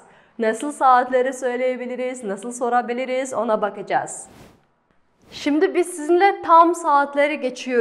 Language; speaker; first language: Turkish; non-native, fluent; Kazakh